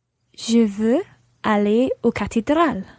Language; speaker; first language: French; non-native, learner; English